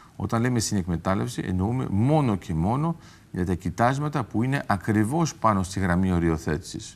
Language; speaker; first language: Greek; early bilingual, heritage; Greek